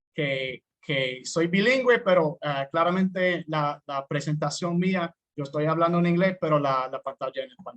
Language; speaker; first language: Spanish; non-native, fluent; English